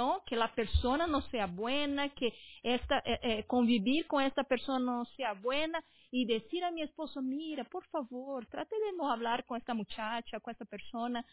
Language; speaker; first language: Spanish; non-native, fluent; Portuguese